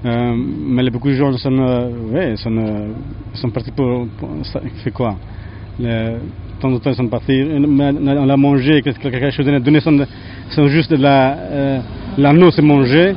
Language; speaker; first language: French; non-native, learner; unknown